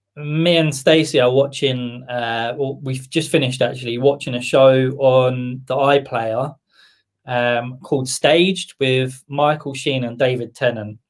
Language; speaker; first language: English; native; English